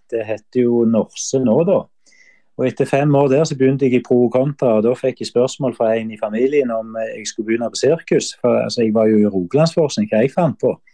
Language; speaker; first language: Norwegian; native; Norwegian